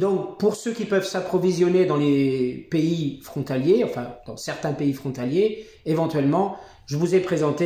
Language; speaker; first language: French; native; French